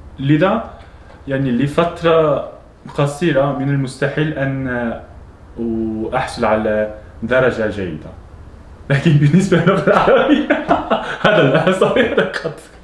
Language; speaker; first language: Arabic; non-native, fluent; Korean